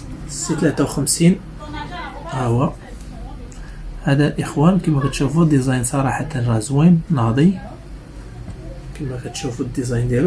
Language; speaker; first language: Arabic; native; Arabic